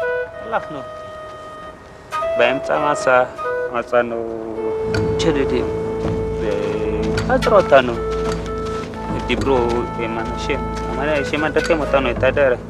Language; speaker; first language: Hebrew; non-native, learner; Amharic